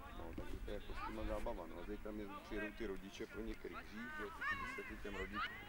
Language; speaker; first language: Czech; native; Czech